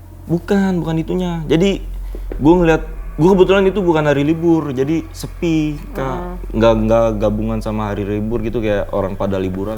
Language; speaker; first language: Indonesian; native; Indonesian